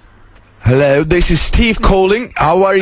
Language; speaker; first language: English; non-native, fluent; Lithuanian